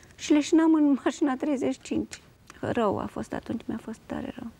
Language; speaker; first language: Romanian; native; Romanian